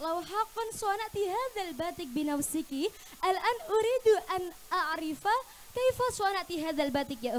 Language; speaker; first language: Arabic; non-native, learner; Indonesian